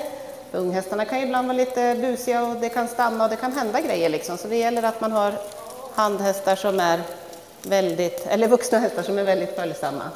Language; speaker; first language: Swedish; native; Swedish